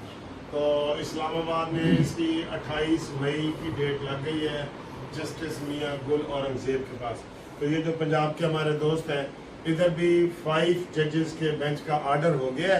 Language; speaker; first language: Hindi; non-native, local second language; Punjabi